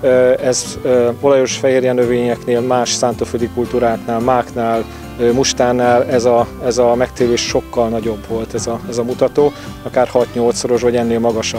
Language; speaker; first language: Hungarian; native; Hungarian